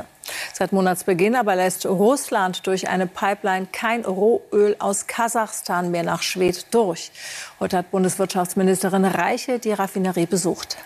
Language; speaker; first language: German; native; German